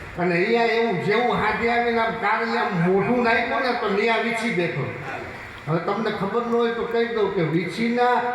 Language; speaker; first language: Gujarati; native; Gujarati